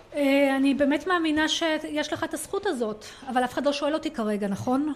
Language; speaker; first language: Hebrew; non-native, local second language; Arabic